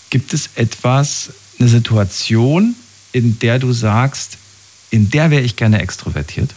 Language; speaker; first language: German; native; German